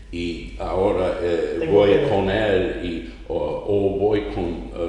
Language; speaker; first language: Spanish; non-native, fluent; English